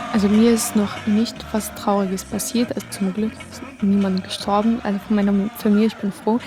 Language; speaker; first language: German; non-native, fluent; Arabic